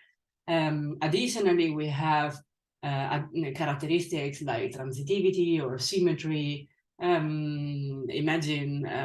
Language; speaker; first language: English; non-native, fluent; Italian